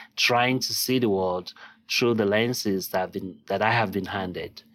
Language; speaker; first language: English; non-native, local second language; Yoruba